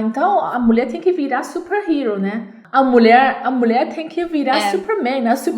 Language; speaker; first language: Portuguese; non-native, learner; Chinese